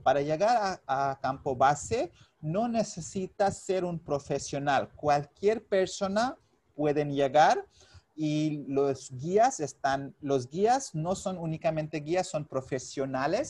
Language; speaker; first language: Spanish; non-native, fluent; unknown